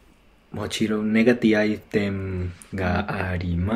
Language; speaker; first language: Japanese; non-native, learner; English